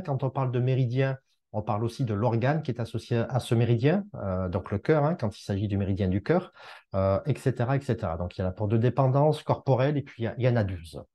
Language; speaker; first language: French; native; French